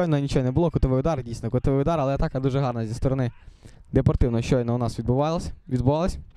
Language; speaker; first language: Ukrainian; non-native, local second language; Russian